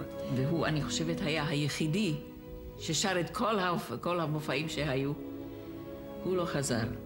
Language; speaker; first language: Hebrew; non-native, fluent; Czech